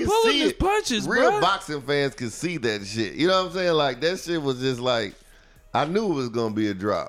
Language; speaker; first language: English; native; English